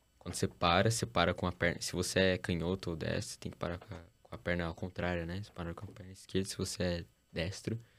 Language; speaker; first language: Portuguese; early bilingual, heritage; Portuguese